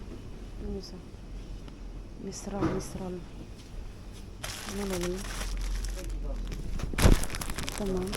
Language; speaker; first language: Turkish; non-native, learner; Filipino